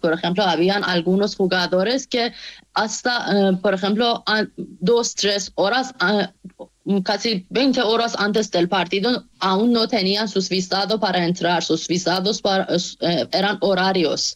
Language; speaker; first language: Spanish; non-native, fluent; Persian